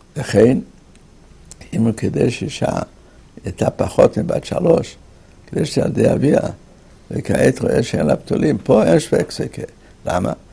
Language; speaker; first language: Hebrew; native; Hebrew